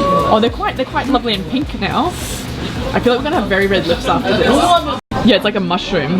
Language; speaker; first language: English; native; English